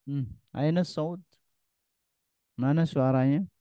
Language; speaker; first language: Arabic; non-native, fluent; Indonesian